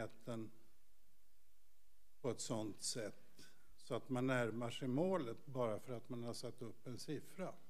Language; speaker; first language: Swedish; native; Swedish